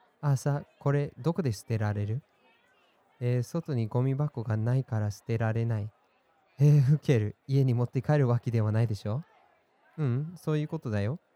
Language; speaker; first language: Japanese; non-native, fluent; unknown